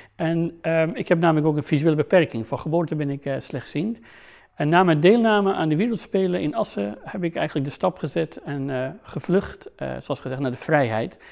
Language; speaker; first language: Dutch; non-native, fluent; Persian